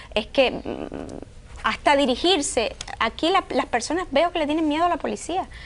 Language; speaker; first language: Spanish; native; Spanish